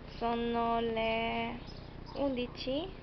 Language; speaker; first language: Italian; non-native, learner; Spanish